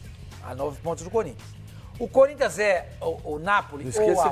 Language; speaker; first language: Portuguese; native; Portuguese